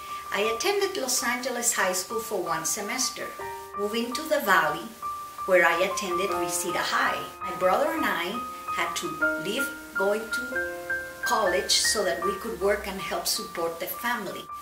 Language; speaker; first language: English; non-native, fluent; Spanish